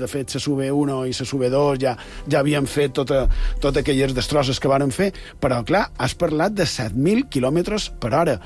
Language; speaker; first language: Catalan; native; Catalan